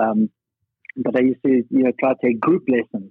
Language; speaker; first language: English; native; English